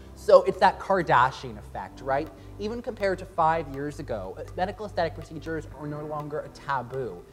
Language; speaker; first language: English; native; English